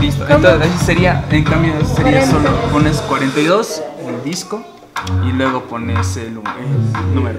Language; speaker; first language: Spanish; native; Spanish